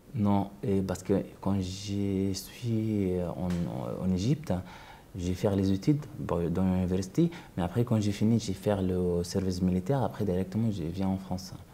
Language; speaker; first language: French; non-native, learner; Arabic